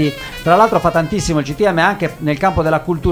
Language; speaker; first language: Italian; native; Italian